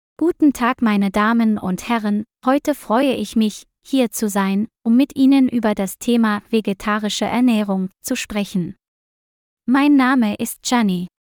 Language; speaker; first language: German; non-native, learner; Vietnamese